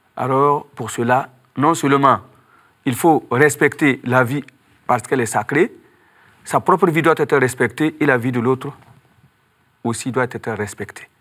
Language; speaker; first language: French; non-native, local second language; Mossi